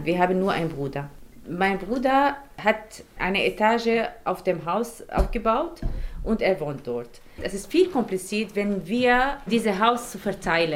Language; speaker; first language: German; non-native, learner; Arabic